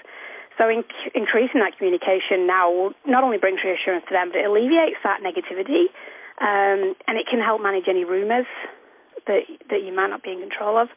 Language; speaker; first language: English; native; English